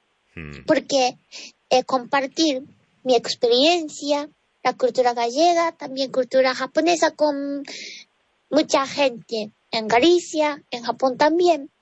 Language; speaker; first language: Spanish; non-native, learner; Japanese